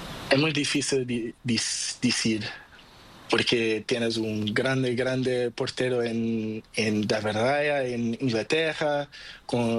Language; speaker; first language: Spanish; non-native, learner; Portuguese